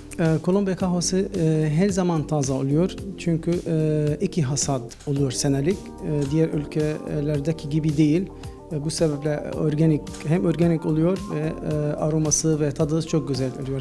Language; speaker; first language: Turkish; non-native, learner; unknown